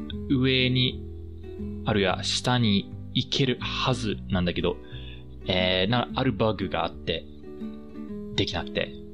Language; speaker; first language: Japanese; non-native, fluent; English